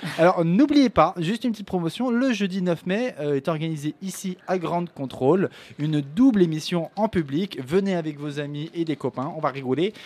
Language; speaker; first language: French; native; French